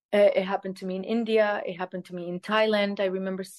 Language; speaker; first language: English; early bilingual, other home language; Spanish